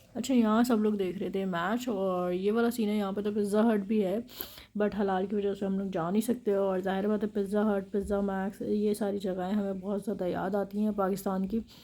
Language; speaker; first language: Hindi; native; Hindi